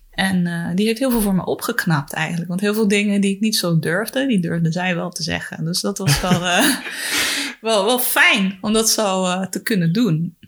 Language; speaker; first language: Dutch; early bilingual, other home language; Spanish